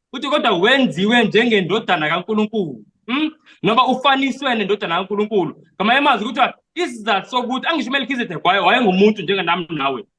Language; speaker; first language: Zulu; non-native, local second language; Xhosa